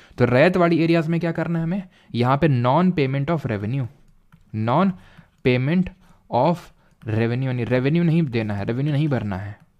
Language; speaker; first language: Hindi; native; Hindi